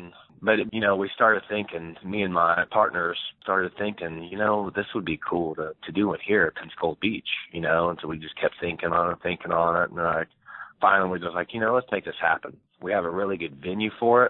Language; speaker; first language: English; native; English